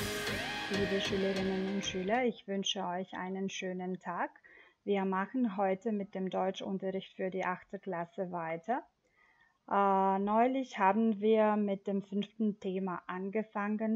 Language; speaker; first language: German; non-native, fluent; Macedonian